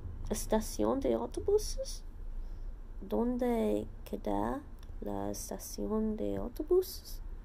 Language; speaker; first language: Spanish; non-native, learner; English